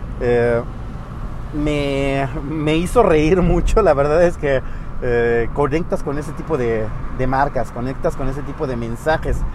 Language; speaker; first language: Spanish; native; Spanish